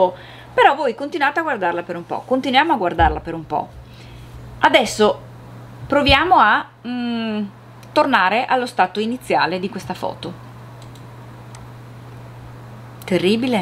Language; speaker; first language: Italian; native; Italian